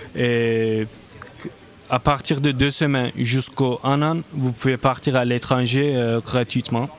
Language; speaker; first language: French; non-native, learner; Turkish